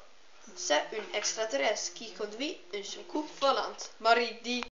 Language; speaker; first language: French; non-native, learner; Dutch